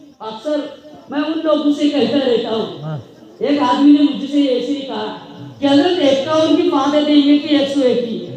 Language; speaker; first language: Urdu; native; Urdu